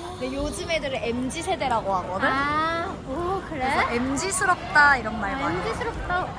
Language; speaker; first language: Korean; non-native, learner; Japanese